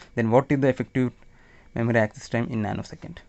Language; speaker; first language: English; non-native, local second language; Malayalam